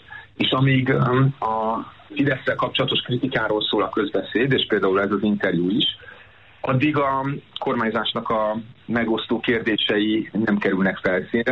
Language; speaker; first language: Hungarian; native; Hungarian